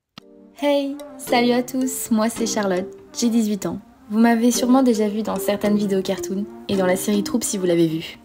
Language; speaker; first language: French; native; French